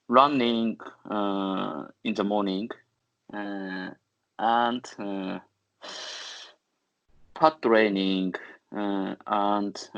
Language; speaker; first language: English; non-native, learner; Japanese